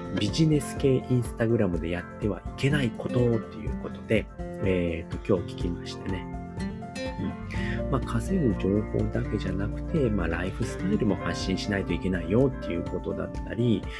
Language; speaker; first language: Japanese; native; Japanese